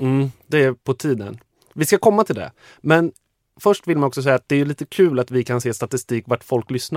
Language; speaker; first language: Swedish; native; Swedish